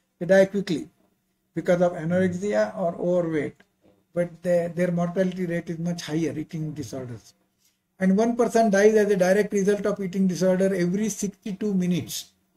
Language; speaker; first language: English; non-native, local second language; Marathi